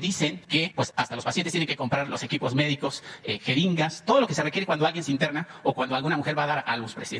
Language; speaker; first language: Spanish; native; Spanish